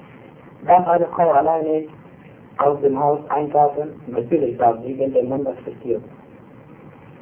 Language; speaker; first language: German; non-native, fluent; Arabic